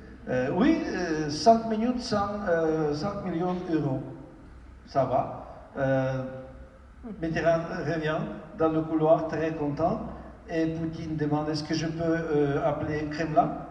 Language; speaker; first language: French; non-native, fluent; Ukrainian